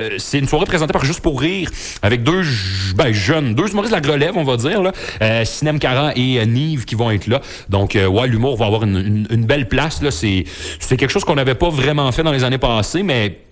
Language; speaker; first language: French; native; French